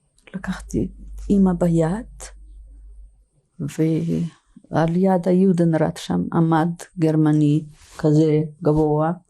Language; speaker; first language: Hebrew; non-native, fluent; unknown